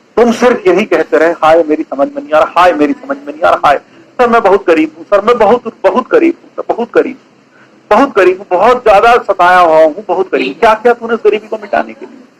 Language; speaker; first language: Hindi; native; Hindi